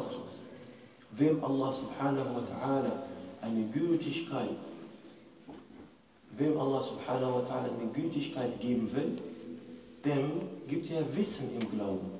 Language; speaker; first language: German; non-native, fluent; Arabic